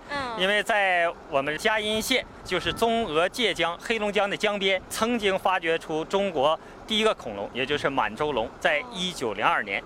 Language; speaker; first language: Chinese; native; Chinese